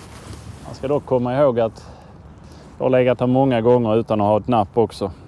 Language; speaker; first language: Swedish; native; Swedish